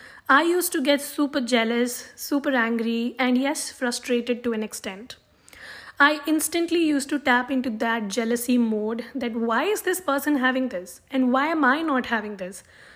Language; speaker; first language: English; non-native, local second language; Hindi